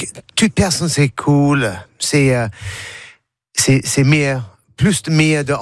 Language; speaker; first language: French; non-native, learner; English